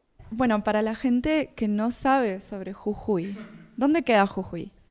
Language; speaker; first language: Spanish; native; Spanish